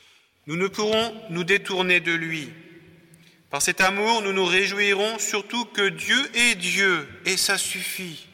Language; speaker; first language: French; native; French